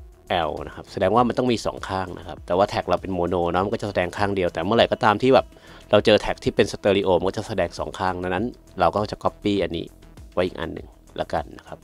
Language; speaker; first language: Thai; native; Thai